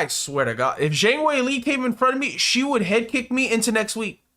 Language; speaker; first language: English; native; English